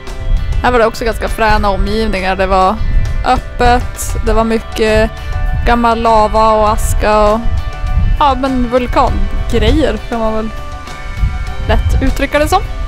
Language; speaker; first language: Swedish; native; Swedish